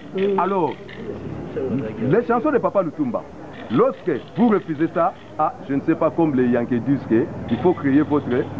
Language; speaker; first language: French; non-native, local second language; Lingala